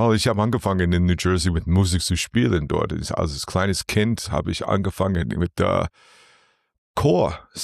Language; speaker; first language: German; non-native, learner; English